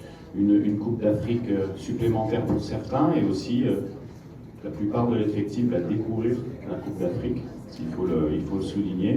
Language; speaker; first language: French; native; French